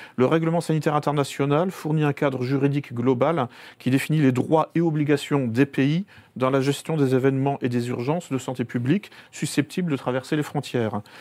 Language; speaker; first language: French; native; French